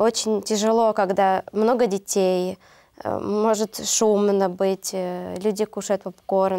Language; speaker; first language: Russian; non-native, learner; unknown